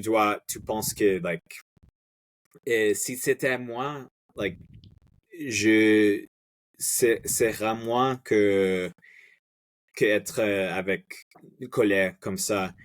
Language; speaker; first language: French; non-native, fluent; Spanish